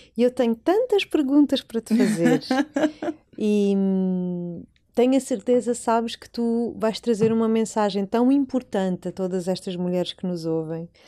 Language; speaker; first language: Portuguese; native; Portuguese